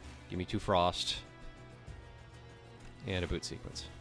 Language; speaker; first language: English; native; English